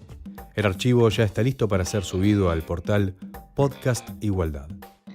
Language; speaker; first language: Spanish; native; Spanish